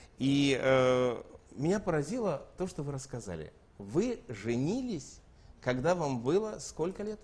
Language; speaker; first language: Russian; native; Russian